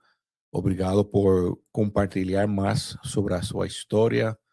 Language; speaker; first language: Portuguese; non-native, fluent; Spanish